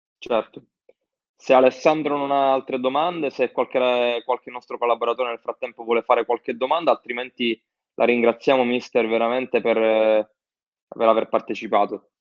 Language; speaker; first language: Italian; native; Italian